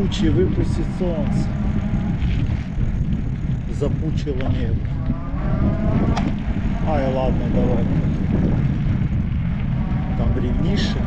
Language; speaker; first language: Ukrainian; native; Ukrainian